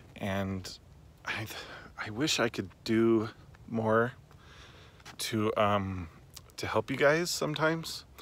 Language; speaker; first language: English; native; English